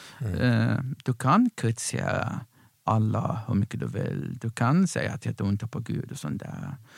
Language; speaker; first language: Swedish; non-native, fluent; Arabic